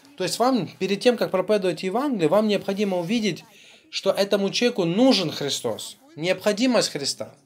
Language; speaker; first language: Russian; non-native, fluent; Korean